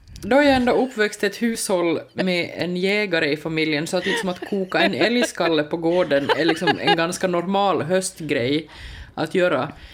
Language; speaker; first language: Swedish; native; Swedish